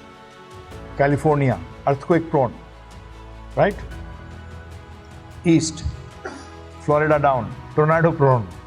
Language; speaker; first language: English; non-native, local second language; Hindi